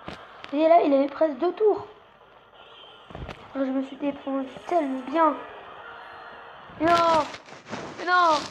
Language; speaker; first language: French; native; French